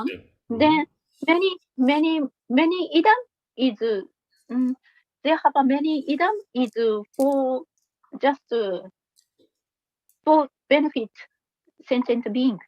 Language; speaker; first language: English; non-native, learner; Japanese